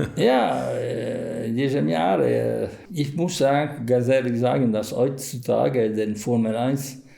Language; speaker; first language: German; non-native, fluent; Italian